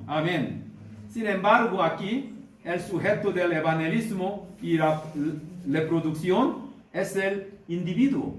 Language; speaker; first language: Spanish; non-native, learner; Korean